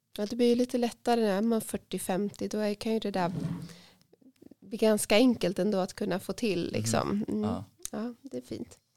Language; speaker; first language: Swedish; native; Swedish